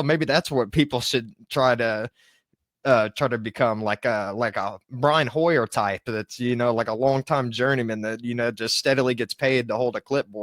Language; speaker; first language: English; native; English